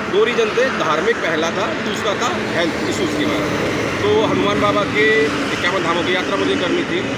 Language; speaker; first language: Hindi; native; Hindi